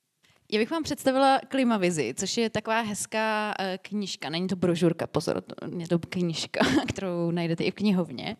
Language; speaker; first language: Czech; native; Czech